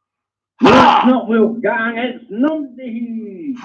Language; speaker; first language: English; native; English